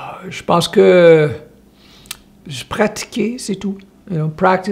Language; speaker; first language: French; non-native, local second language; English